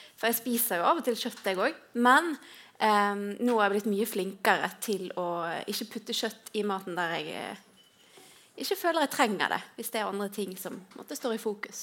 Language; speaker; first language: Norwegian; native; Norwegian